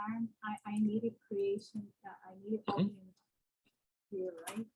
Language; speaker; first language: English; non-native, learner; Portuguese